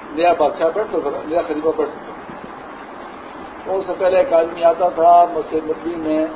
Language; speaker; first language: Urdu; non-native, local second language; Pashto